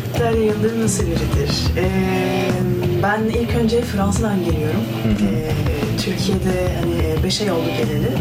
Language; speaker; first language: Turkish; early bilingual, heritage; Turkish